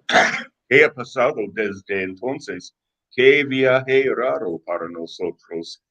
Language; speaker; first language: Spanish; non-native, learner; English